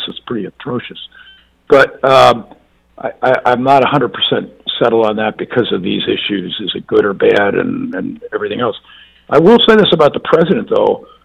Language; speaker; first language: English; native; English